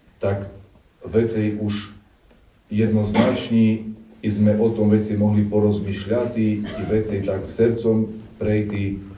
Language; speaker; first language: Slovak; non-native, local second language; Rusyn